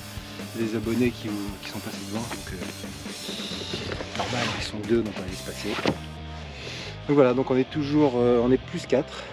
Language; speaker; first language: French; native; French